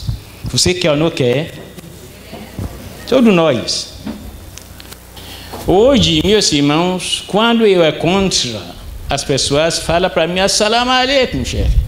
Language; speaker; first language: Portuguese; non-native, fluent; Arabic